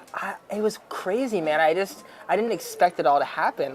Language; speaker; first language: English; native; English